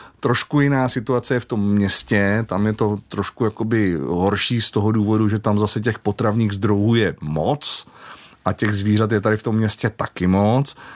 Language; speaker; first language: Czech; native; Czech